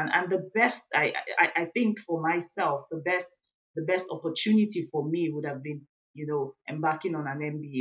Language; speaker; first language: English; non-native, local second language; Igbo